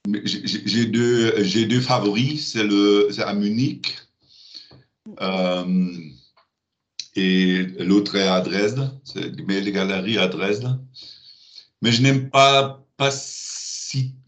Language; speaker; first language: French; non-native, learner; German